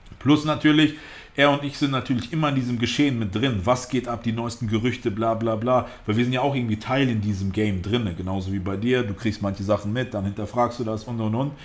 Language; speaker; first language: German; early bilingual, other home language; Russian